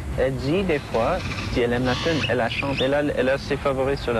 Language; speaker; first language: French; non-native, fluent; English